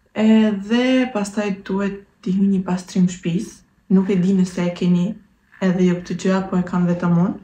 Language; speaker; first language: Albanian; native; Albanian